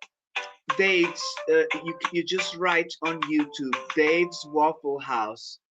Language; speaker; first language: English; non-native, fluent; Portuguese